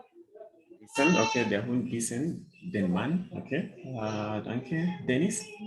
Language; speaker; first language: German; non-native, fluent; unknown